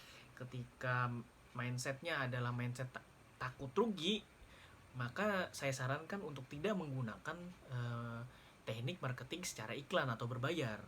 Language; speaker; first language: Indonesian; native; Indonesian